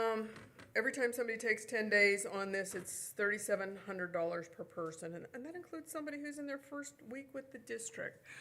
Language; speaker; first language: English; native; English